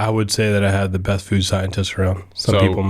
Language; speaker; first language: English; native; English